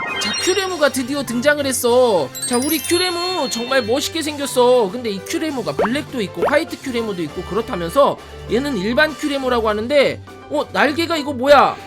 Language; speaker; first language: Korean; native; Korean